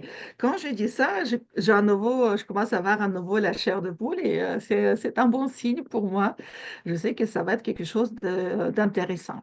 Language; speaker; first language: French; non-native, fluent; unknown